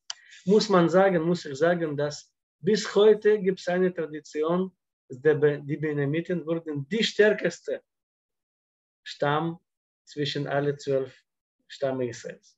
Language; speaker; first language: German; non-native, fluent; Russian